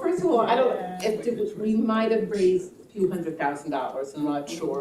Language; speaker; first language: English; native; English